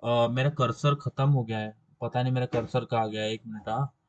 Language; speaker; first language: Hindi; non-native, local second language; Marathi